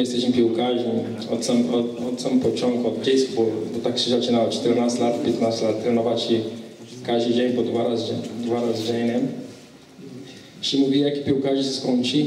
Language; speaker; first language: Polish; non-native, learner; Portuguese